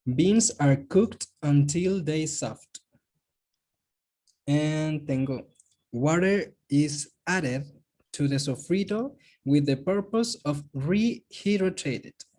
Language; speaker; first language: English; non-native, learner; Spanish